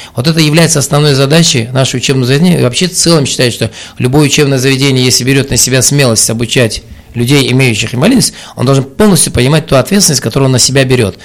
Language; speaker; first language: Russian; non-native, local second language; Azerbaijani